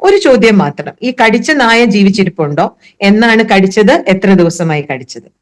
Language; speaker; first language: Malayalam; native; Malayalam